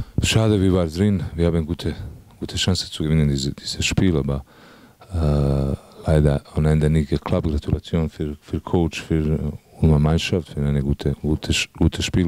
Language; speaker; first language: German; non-native, fluent; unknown